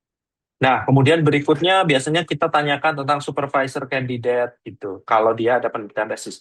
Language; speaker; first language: Indonesian; native; Indonesian